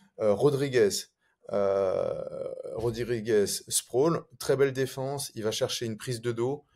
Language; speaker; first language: French; native; French